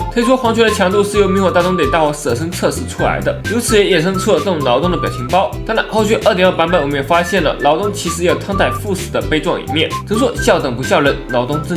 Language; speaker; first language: Chinese; native; Chinese